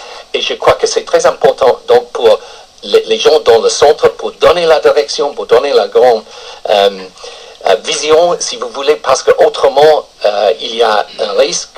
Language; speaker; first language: French; non-native, fluent; English